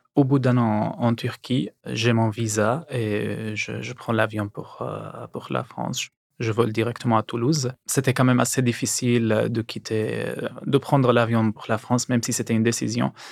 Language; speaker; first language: French; non-native, fluent; Arabic